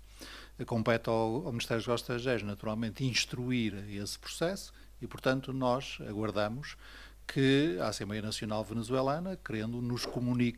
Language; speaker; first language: Portuguese; native; Portuguese